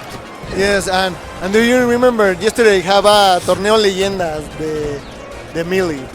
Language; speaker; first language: English; non-native, learner; Spanish